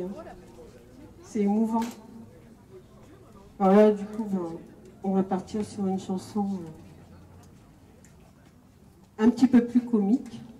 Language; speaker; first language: French; native; French